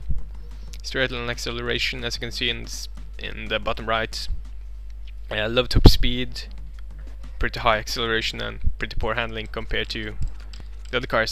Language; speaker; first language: English; non-native, fluent; Norwegian